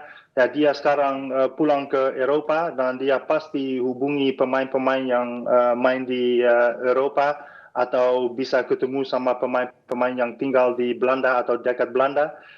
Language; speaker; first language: Indonesian; non-native, fluent; Dutch